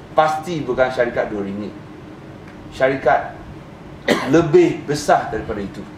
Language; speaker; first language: Malay; non-native, local second language; Chinese